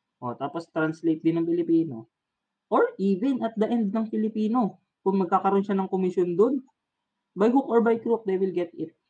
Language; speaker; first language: Filipino; native; Filipino